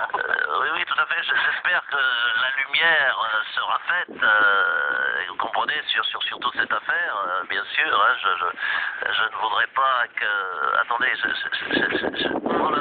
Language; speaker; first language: French; native; French